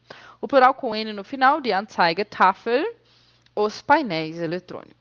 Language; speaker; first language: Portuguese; native; Portuguese